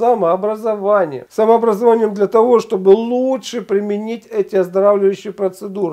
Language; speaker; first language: Russian; native; Russian